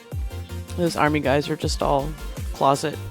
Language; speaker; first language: English; native; English